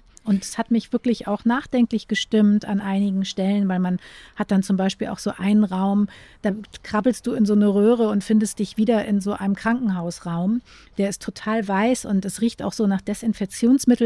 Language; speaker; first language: German; native; German